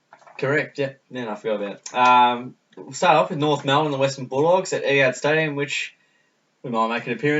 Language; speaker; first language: English; native; English